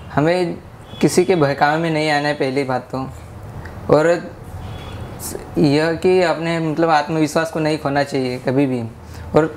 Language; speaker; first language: Hindi; native; Hindi